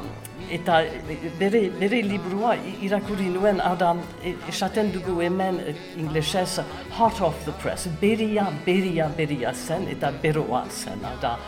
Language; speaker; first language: Basque; non-native, learner; English